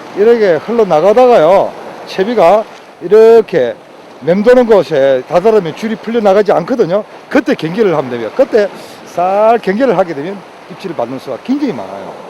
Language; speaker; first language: Korean; native; Korean